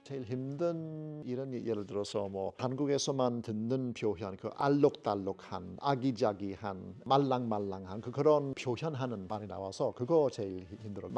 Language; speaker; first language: Korean; non-native, fluent; English